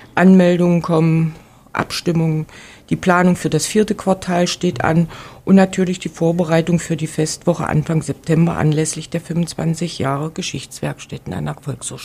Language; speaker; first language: German; native; German